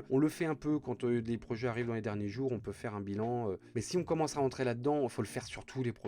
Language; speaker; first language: French; native; French